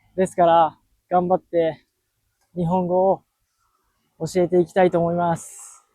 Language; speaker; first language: Japanese; native; Japanese